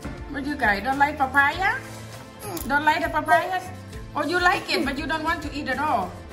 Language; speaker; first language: English; non-native, learner; Thai